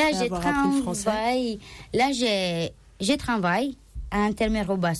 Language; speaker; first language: French; non-native, learner; Romanian